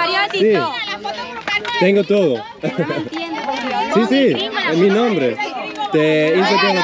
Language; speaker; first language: Spanish; non-native, learner; Swiss German